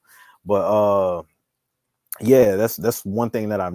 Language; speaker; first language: English; native; English